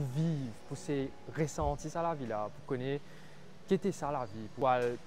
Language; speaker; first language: French; non-native, local second language; Morisyen